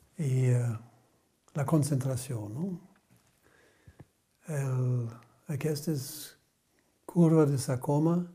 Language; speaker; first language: Catalan; non-native, fluent; German